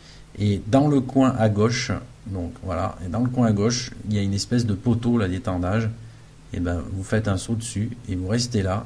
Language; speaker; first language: French; native; French